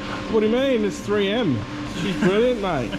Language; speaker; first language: English; native; English